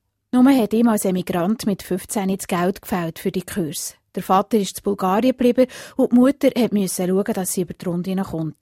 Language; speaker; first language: German; native; German